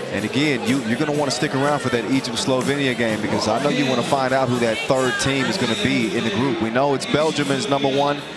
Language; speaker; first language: English; native; English